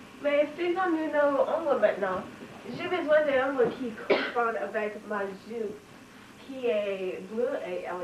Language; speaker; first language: French; non-native, learner; English